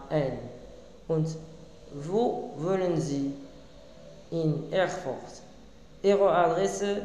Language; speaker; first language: German; non-native, learner; Arabic